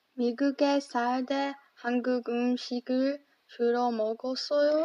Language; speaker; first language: Korean; non-native, learner; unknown